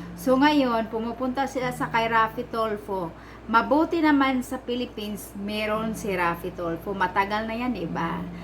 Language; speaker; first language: Filipino; non-native, local second language; Cebuano